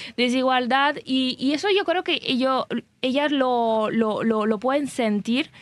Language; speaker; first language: Spanish; non-native, fluent; French